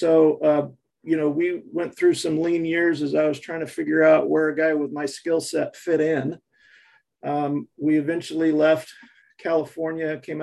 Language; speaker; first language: English; native; English